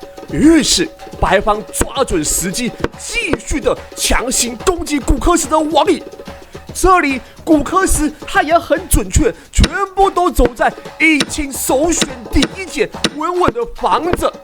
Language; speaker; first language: Chinese; native; Chinese